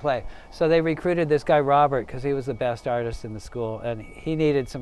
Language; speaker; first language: English; native; English